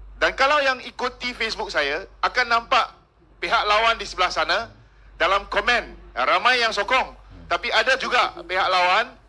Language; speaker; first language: Malay; non-native, local second language; Min Nan Chinese